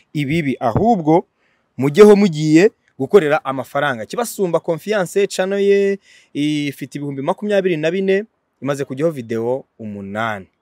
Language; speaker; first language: Kinyarwanda; native; Kinyarwanda